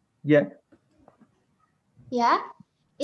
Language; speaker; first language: English; non-native, learner; Indonesian